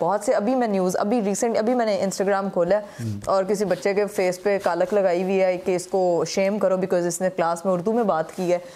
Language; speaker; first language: Urdu; native; Urdu